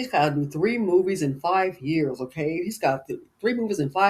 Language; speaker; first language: English; native; English